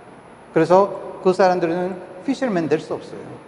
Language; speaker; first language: Korean; non-native, fluent; Spanish